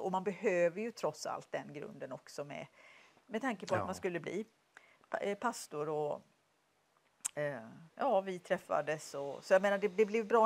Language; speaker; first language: Swedish; native; Swedish